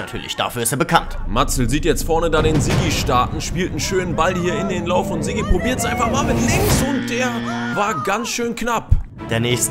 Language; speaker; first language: German; native; German